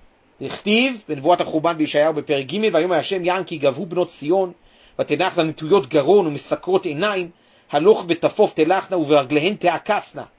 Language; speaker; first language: Hebrew; native; Hebrew